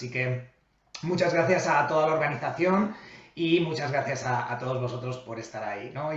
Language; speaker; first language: Spanish; native; Spanish